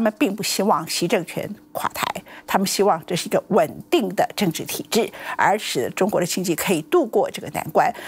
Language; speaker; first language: Chinese; native; Chinese